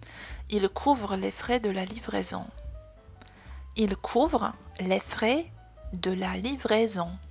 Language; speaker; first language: French; non-native, fluent; Polish